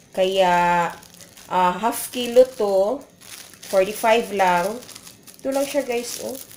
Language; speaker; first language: Filipino; non-native, local second language; Cebuano